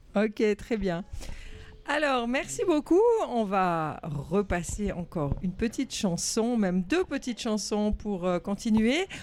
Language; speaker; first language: French; native; French